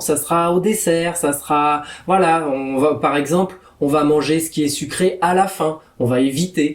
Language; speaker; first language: French; native; French